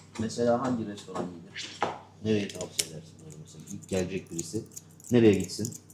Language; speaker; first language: Turkish; native; Turkish